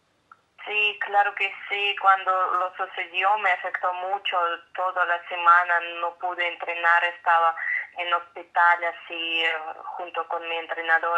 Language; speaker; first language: Spanish; non-native, fluent; Russian